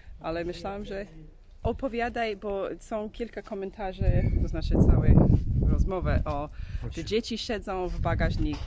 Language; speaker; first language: Polish; non-native, learner; English